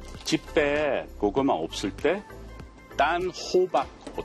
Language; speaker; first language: Korean; non-native, learner; English